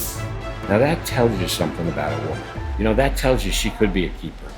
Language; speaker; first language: English; native; English